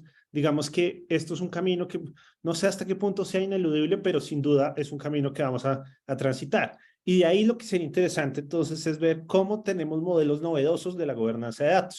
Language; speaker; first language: Spanish; native; Spanish